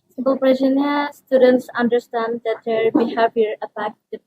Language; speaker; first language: English; non-native, learner; Indonesian